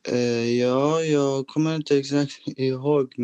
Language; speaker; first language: Swedish; non-native, fluent; Persian